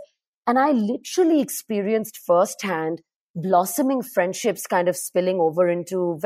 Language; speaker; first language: English; non-native, local second language; Urdu